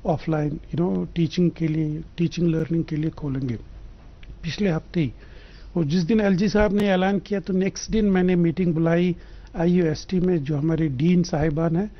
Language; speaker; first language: Hindi; non-native, local second language; Kashmiri